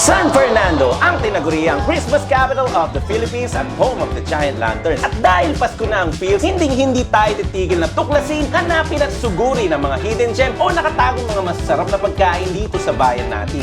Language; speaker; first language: Filipino; non-native, local second language; Pampanga